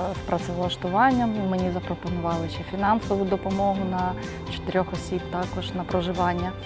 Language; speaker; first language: Ukrainian; native; Ukrainian